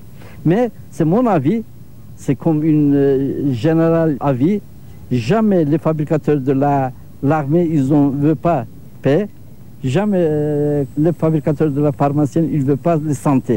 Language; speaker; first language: French; non-native, learner; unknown